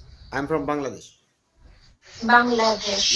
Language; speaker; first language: English; non-native, learner; Bangla